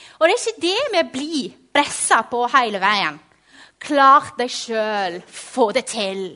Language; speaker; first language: Norwegian; non-native, fluent; Portuguese